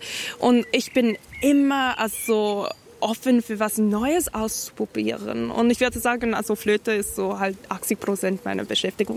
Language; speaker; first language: German; non-native, fluent; English